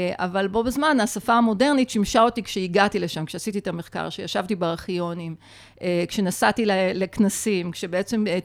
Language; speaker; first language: Hebrew; native; Hebrew